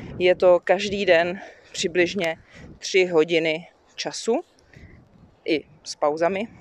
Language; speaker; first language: Czech; native; Czech